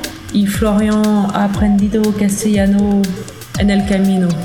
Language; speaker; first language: Spanish; non-native, learner; French